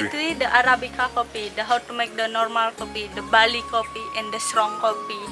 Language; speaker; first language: English; non-native, learner; Indonesian